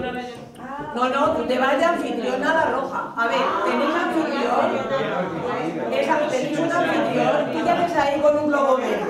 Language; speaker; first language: Spanish; native; Spanish